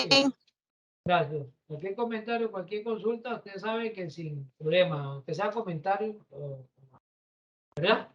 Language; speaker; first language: Spanish; native; Spanish